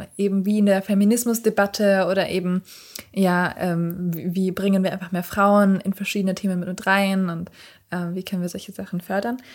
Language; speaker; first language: German; early bilingual, other home language; Kurdish